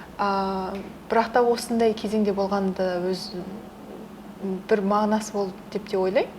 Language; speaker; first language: Kazakh; early bilingual, heritage; Kazakh